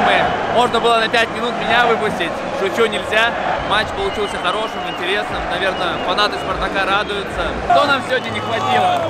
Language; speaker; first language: Russian; native; Russian